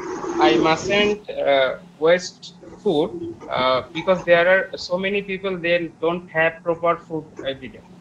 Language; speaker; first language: English; non-native, learner; Bangla